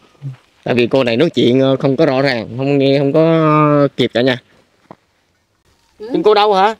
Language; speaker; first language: Vietnamese; native; Vietnamese